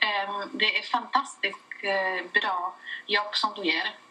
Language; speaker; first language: Swedish; non-native, fluent; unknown